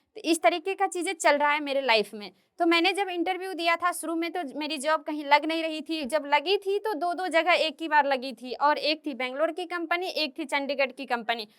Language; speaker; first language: Hindi; native; Hindi